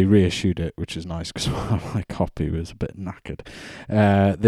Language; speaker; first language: English; native; English